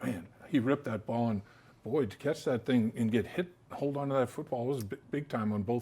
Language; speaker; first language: English; native; English